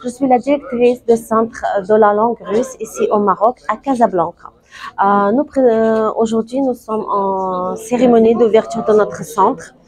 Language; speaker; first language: French; non-native, fluent; Russian